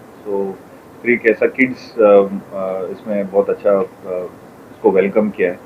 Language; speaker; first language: Hindi; non-native, local second language; Tamil